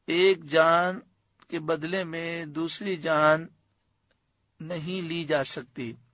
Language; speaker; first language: Urdu; native; Urdu